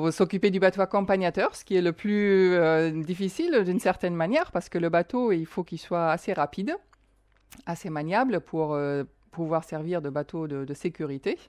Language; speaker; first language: French; non-native, fluent; German